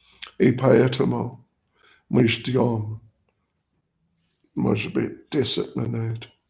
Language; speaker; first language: Russian; non-native, learner; English